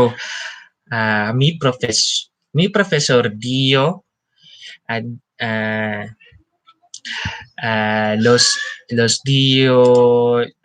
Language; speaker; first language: Spanish; non-native, learner; Filipino